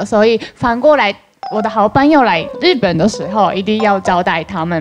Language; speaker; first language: Chinese; non-native, fluent; Japanese